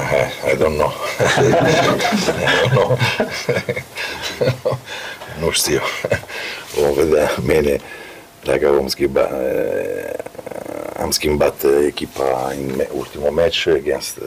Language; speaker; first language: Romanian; non-native, learner; Italian